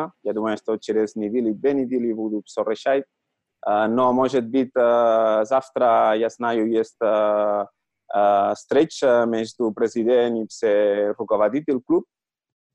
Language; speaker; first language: Russian; non-native, learner; Catalan